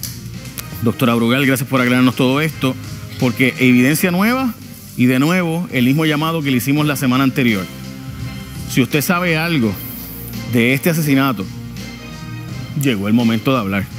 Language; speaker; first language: Spanish; native; Spanish